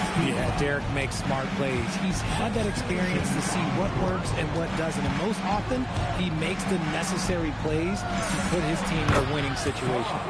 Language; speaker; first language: English; native; English